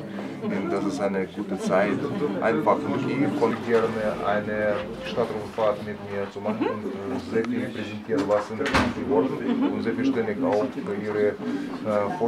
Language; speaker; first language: German; non-native, learner; Russian